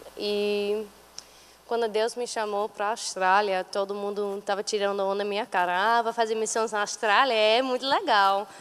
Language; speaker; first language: Portuguese; non-native, fluent; English